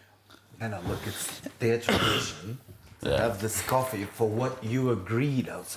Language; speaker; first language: English; non-native, fluent; Albanian